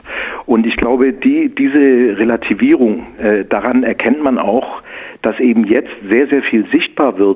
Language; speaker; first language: German; native; German